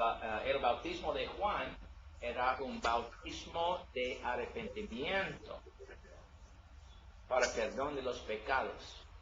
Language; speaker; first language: Spanish; non-native, learner; English